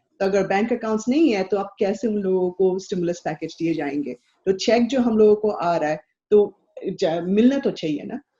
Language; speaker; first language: Hindi; non-native, local second language; Assamese